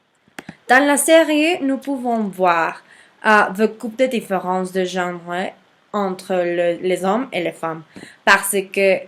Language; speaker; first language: French; non-native, learner; Spanish